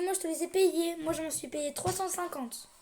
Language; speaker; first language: French; native; French